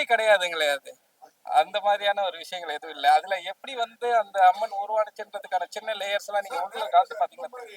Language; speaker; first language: Tamil; native; Tamil